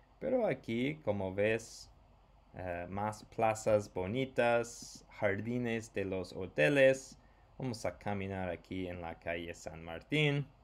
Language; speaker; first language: Spanish; non-native, fluent; English